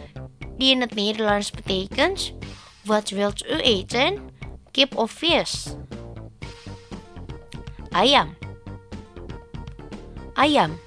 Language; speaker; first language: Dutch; non-native, fluent; Indonesian